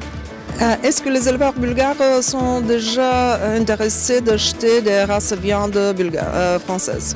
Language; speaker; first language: French; non-native, fluent; Bulgarian